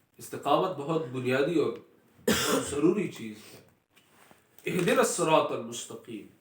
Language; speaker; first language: Urdu; non-native, local second language; Pashto